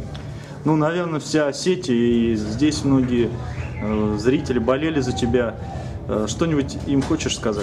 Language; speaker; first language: Russian; native; Russian